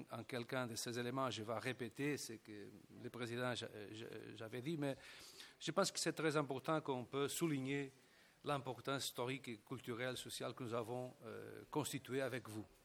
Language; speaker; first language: French; non-native, fluent; Portuguese